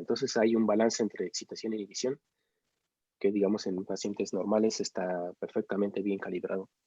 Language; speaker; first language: Spanish; native; Spanish